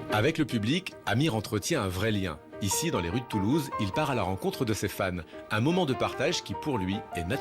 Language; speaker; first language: French; native; French